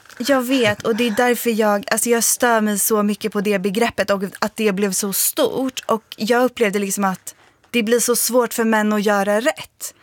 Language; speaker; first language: Swedish; native; Swedish